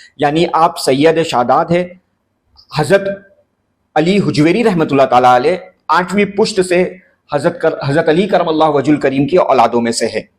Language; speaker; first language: Urdu; native; Urdu